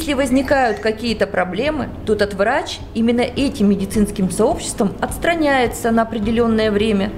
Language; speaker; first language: Russian; native; Russian